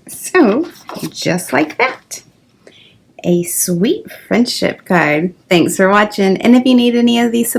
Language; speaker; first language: English; native; English